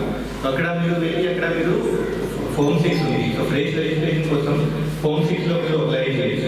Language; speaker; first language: Telugu; non-native, learner; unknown